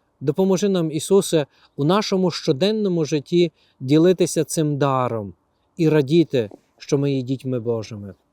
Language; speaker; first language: Ukrainian; native; Ukrainian